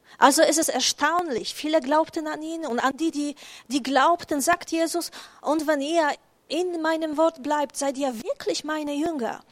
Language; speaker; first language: German; non-native, fluent; Polish